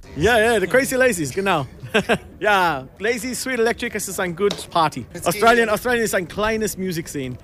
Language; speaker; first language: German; non-native, learner; English